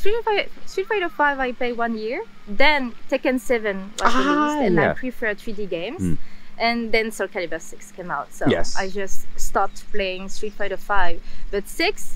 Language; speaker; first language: English; non-native, fluent; French